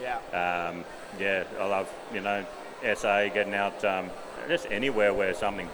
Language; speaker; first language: English; native; English